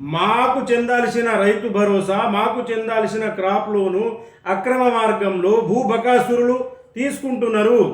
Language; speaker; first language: Telugu; native; Telugu